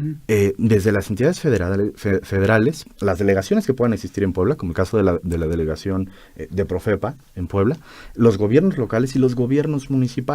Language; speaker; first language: Spanish; native; Spanish